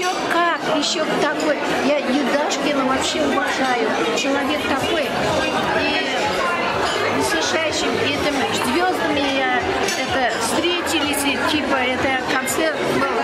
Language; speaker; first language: Russian; non-native, local second language; Kazakh